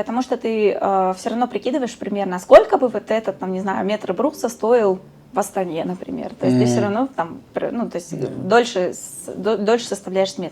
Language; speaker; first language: Russian; native; Russian